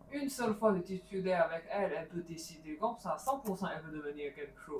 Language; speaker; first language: French; non-native, learner; Chinese